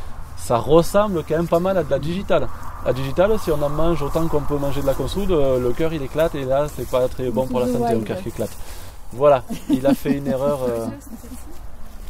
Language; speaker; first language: French; native; French